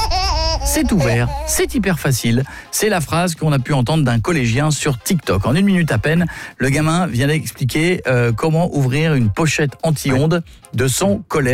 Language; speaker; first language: French; native; French